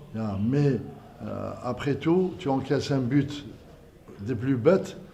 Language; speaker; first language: French; non-native, local second language; Arabic